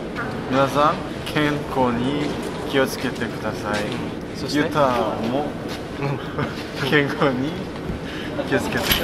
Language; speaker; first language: Japanese; non-native, learner; Korean